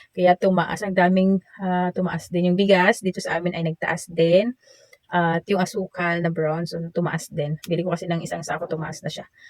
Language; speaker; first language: Filipino; non-native, local second language; Waray